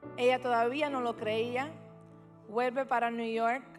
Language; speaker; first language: Spanish; early bilingual, heritage; Spanish